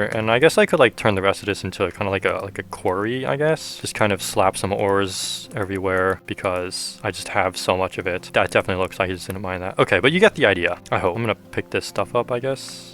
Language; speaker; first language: English; native; English